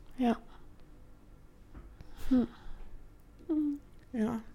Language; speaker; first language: Norwegian; non-native, fluent; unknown